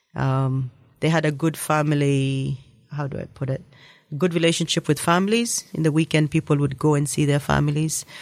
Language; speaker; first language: English; native; English